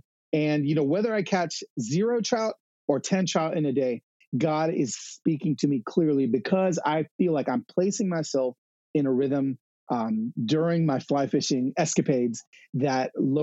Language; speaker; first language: English; native; English